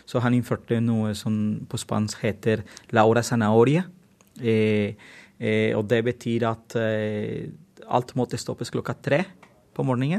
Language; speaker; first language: Norwegian; non-native, fluent; Spanish